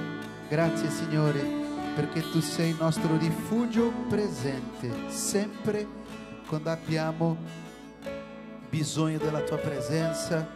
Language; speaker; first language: Italian; non-native, fluent; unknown